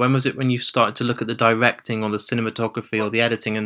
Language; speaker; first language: English; native; English